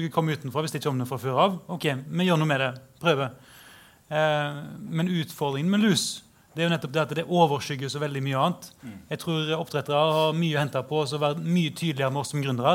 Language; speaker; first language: Norwegian; native; Norwegian